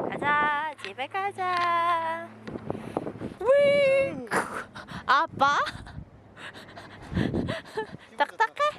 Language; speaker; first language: Korean; non-native, learner; Filipino